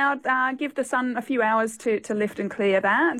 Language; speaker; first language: English; native; English